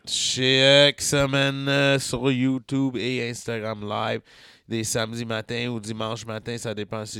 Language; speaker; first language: French; native; French